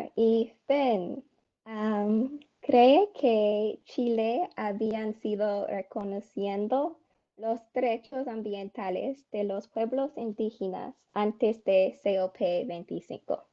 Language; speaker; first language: Spanish; non-native, learner; English